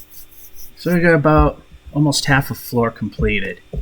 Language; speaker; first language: English; native; English